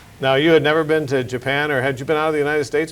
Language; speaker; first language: English; native; English